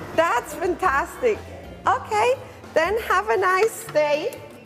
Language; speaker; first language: English; non-native, fluent; German